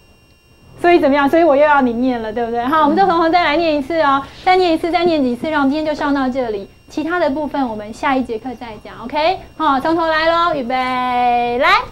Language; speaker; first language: Chinese; native; Chinese